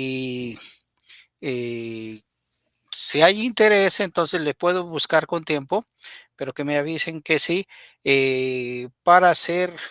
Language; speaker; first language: Spanish; native; Spanish